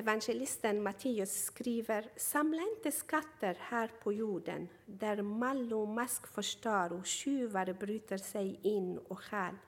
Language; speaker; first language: Swedish; non-native, fluent; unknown